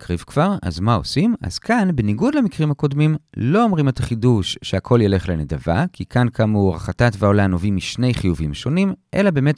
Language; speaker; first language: Hebrew; native; Hebrew